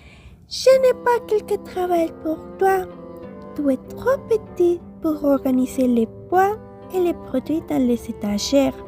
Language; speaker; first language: French; non-native, fluent; Spanish